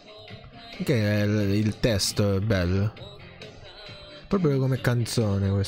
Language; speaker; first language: Italian; non-native, learner; Japanese